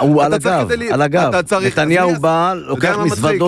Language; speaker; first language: Hebrew; native; Hebrew